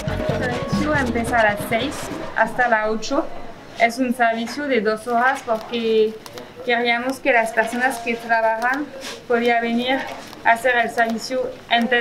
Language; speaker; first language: Spanish; non-native, fluent; French